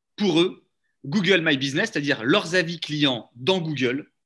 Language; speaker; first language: French; native; French